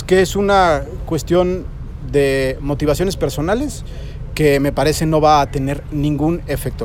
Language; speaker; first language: Spanish; native; Spanish